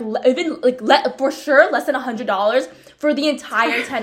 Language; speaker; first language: English; early bilingual, other home language; Vietnamese